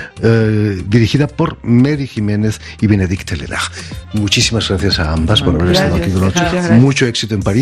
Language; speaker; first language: Spanish; native; Spanish